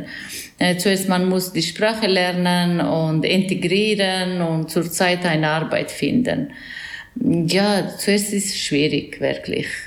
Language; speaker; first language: German; non-native, learner; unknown